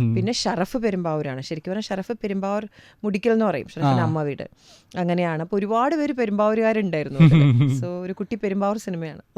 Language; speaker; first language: Malayalam; native; Malayalam